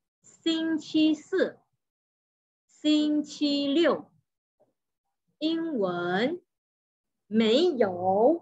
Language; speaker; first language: Chinese; non-native, fluent; Indonesian